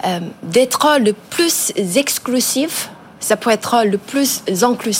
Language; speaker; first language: French; non-native, learner; Korean